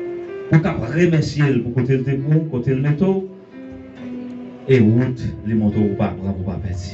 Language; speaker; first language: French; non-native, learner; Haitian Creole